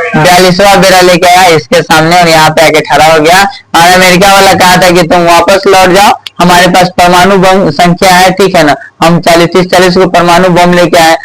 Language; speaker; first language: Hindi; native; Hindi